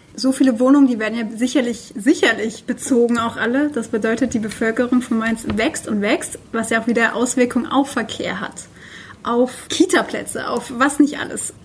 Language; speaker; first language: German; native; German